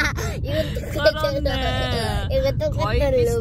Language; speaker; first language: Korean; early bilingual, other home language; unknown